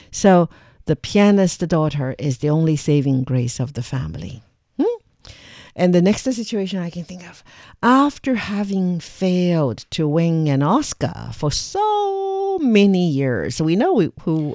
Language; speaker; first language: English; non-native, fluent; Chinese